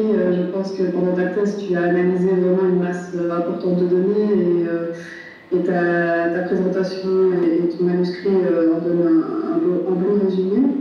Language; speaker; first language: French; native; French